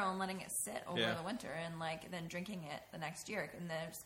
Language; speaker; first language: English; native; English